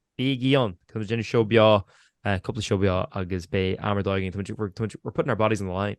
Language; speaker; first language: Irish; native; Irish